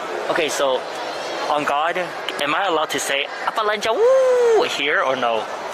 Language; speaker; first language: English; early bilingual, other home language; Chinese